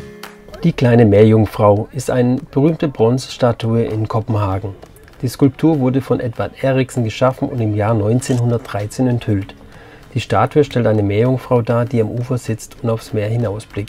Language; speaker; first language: German; native; German